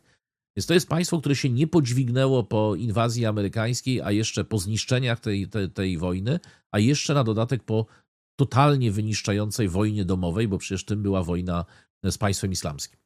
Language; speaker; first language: Polish; native; Polish